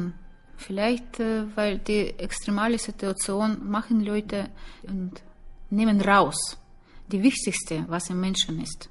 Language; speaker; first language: German; non-native, learner; Russian